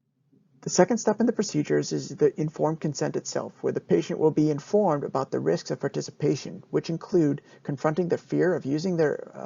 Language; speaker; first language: English; native; English